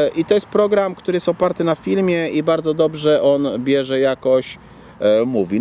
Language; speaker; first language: Polish; native; Polish